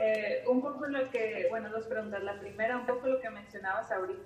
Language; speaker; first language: Spanish; native; Spanish